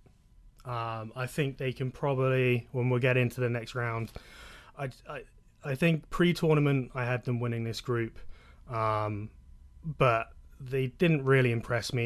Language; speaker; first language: English; native; English